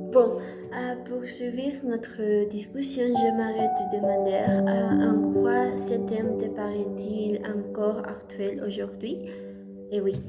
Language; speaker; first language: French; non-native, learner; Spanish